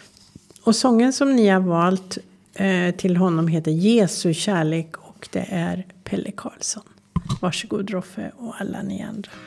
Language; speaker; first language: Swedish; native; Swedish